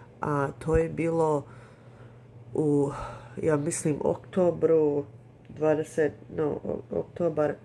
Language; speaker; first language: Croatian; early bilingual, heritage; Croatian